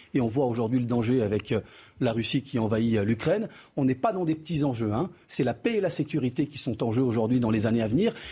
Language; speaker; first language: French; early bilingual, other home language; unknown